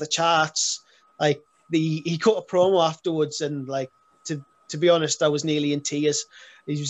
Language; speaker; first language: English; native; English